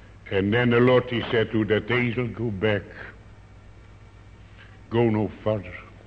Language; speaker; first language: English; non-native, fluent; Dutch